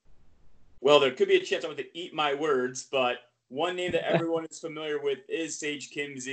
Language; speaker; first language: English; native; English